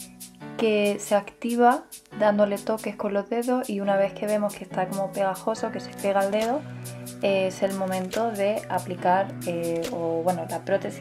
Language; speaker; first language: Spanish; native; Spanish